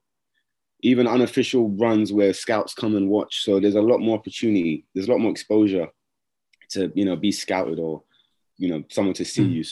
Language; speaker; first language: English; native; English